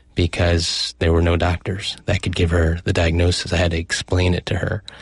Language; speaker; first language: English; early bilingual, other home language; Chinese